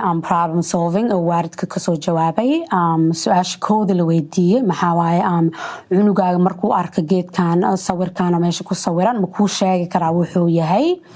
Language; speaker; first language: Somali; early bilingual, heritage; Somali